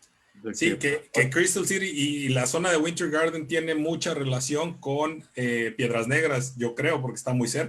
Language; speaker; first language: Spanish; native; Spanish